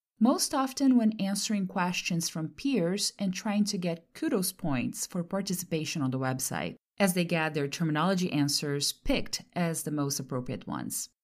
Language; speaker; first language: English; non-native, fluent; Portuguese